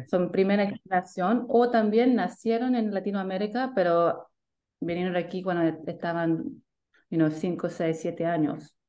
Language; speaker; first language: Spanish; early bilingual, heritage; Spanish